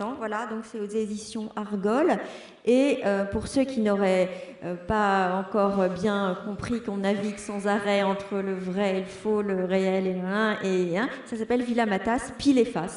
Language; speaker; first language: French; native; French